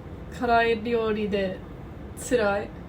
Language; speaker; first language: Japanese; non-native, learner; English